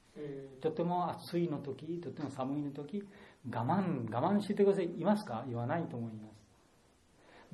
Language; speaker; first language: Japanese; non-native, learner; Bangla